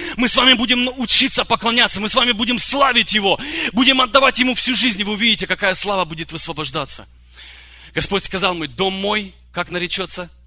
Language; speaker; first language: Russian; early bilingual, other home language; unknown